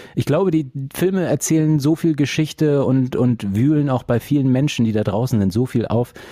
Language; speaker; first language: German; native; German